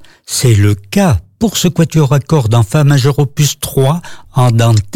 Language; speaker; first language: French; native; French